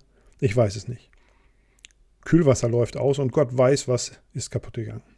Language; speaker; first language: German; native; German